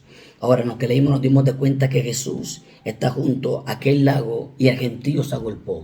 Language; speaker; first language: Spanish; native; Spanish